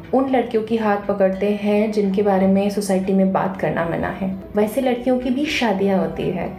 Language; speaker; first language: Hindi; non-native, local second language; Bangla